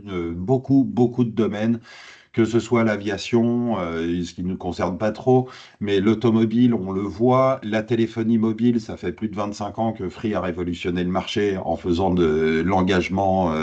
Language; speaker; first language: French; native; French